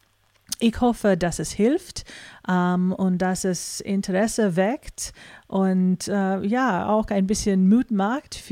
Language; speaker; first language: German; non-native, fluent; English